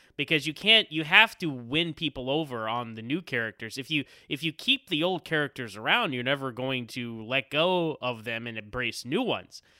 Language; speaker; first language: English; native; English